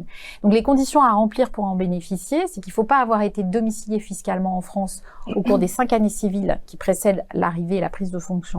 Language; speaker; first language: French; native; French